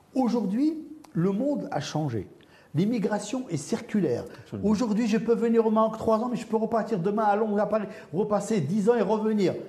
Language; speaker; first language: French; early bilingual, other home language; Arabic